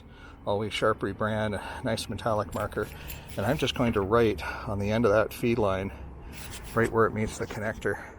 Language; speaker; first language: English; native; English